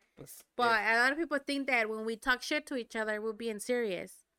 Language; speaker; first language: Spanish; native; Spanish